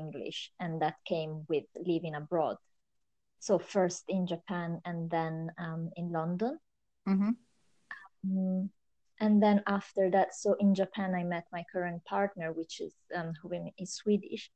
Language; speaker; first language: English; non-native, fluent; Italian